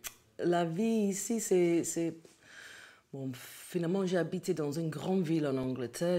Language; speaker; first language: French; non-native, learner; English